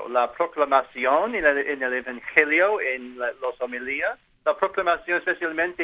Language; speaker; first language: Spanish; non-native, learner; English